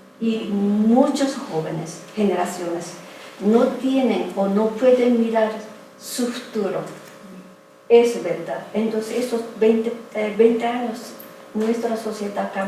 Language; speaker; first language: Spanish; non-native, fluent; Japanese